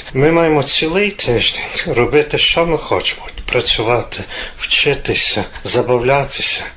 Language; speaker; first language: Ukrainian; early bilingual, heritage; Ukrainian